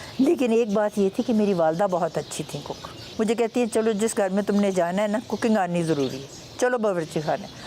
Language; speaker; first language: Urdu; non-native, local second language; Punjabi